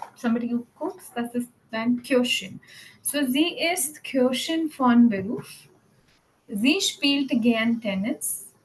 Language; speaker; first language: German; non-native, fluent; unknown